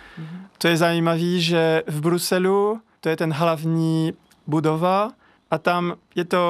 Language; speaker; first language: Czech; non-native, learner; French